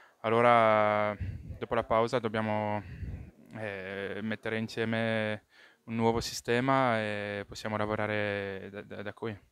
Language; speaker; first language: Italian; non-native, local second language; French